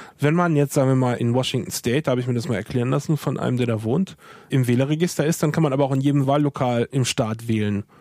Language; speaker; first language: German; native; German